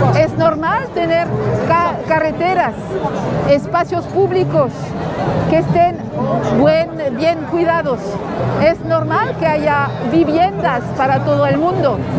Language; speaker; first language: Spanish; non-native, fluent; French